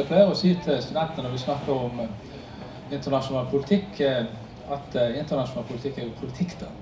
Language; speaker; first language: Norwegian; native; Norwegian